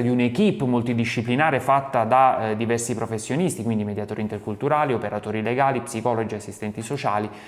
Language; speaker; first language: Italian; native; Italian